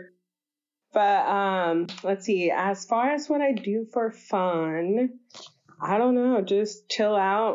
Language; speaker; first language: English; native; English